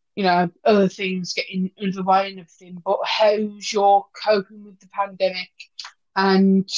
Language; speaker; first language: English; native; English